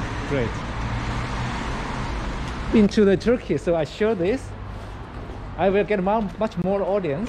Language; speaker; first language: English; non-native, learner; Chinese